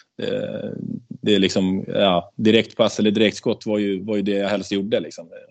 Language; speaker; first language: Swedish; native; Swedish